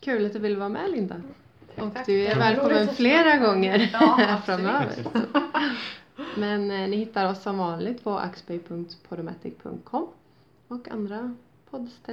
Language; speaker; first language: Swedish; native; Swedish